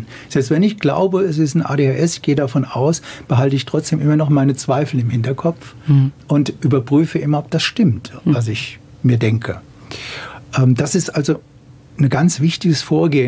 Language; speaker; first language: German; native; German